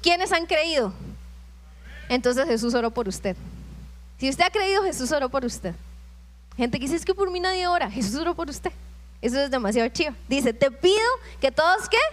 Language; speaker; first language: Spanish; native; Spanish